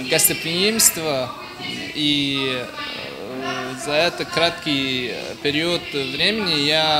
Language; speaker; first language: Russian; non-native, fluent; Tajik